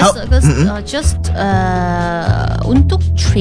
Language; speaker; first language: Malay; non-native, learner; Korean